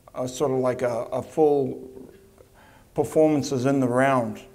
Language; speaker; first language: English; native; English